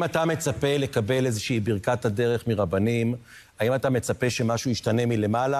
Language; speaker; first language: Hebrew; native; Hebrew